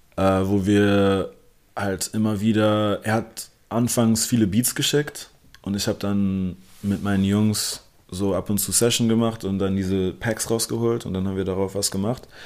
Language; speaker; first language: German; non-native, local second language; English